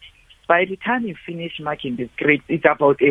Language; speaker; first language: English; non-native, local second language; Xhosa